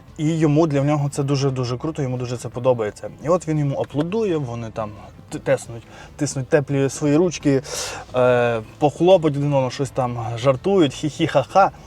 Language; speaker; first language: Ukrainian; non-native, local second language; Russian